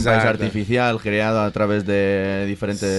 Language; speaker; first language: Spanish; native; Spanish